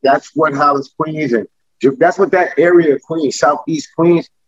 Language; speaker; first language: English; native; English